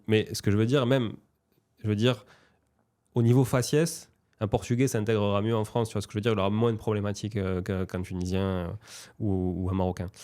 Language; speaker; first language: French; native; French